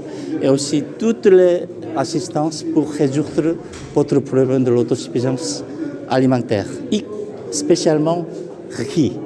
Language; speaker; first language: French; non-native, fluent; Korean